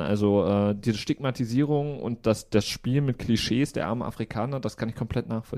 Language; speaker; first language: German; native; German